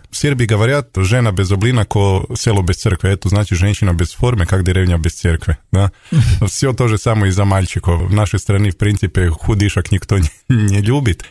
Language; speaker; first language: Russian; non-native, fluent; Serbian